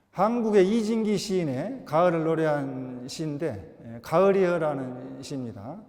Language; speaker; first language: Korean; native; Korean